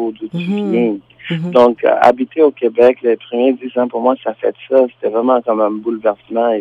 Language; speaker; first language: French; non-native, fluent; Tsonga